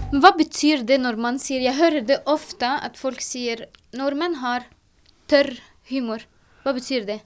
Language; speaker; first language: Norwegian; non-native, fluent; Arabic